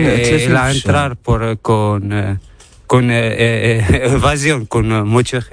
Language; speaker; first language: Spanish; non-native, learner; Arabic